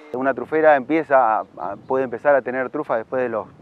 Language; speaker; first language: Spanish; native; Spanish